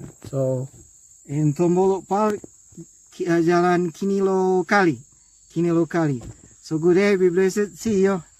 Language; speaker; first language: English; non-native, learner; Indonesian